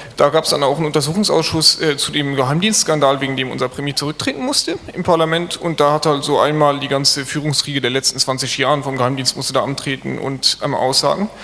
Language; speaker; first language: German; non-native, local second language; Luxembourgish